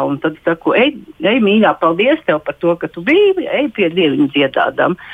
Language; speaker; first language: Latvian; native; Latvian